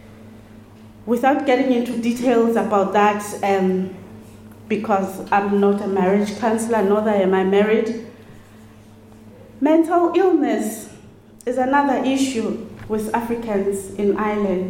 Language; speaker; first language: English; non-native, local second language; Xhosa